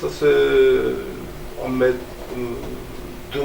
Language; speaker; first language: French; non-native, learner; Japanese